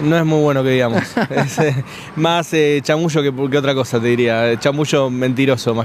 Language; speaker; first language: Spanish; native; Spanish